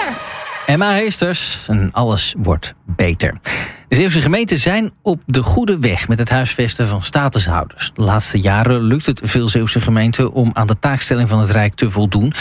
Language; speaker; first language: Dutch; native; Dutch